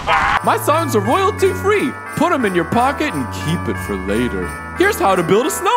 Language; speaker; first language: English; native; English